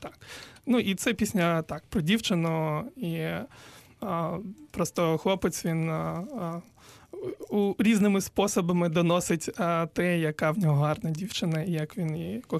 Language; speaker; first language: Ukrainian; non-native, local second language; Crimean Tatar